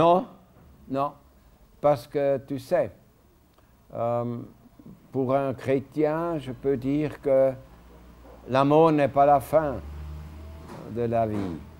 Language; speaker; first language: French; non-native, local second language; German